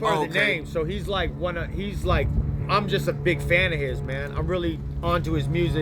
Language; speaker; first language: English; native; English